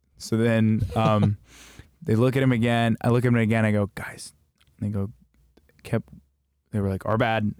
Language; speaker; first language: English; native; English